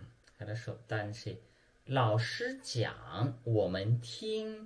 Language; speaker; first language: Russian; non-native, learner; Chinese